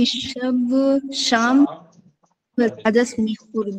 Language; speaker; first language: Persian; non-native, learner; Urdu